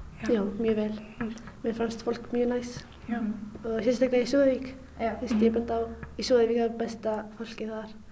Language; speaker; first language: Icelandic; non-native, fluent; Arabic